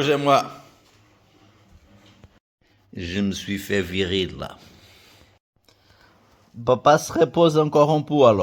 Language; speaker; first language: French; native; French